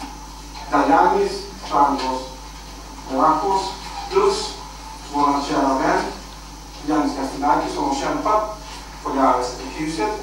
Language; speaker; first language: Swedish; non-native, fluent; Greek